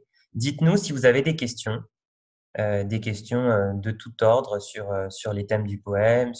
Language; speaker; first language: French; native; French